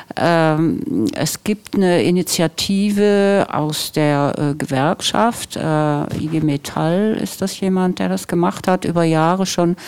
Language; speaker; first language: German; non-native, fluent; Italian